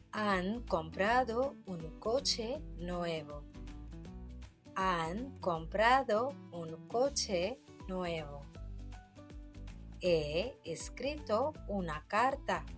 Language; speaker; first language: Spanish; non-native, fluent; Bangla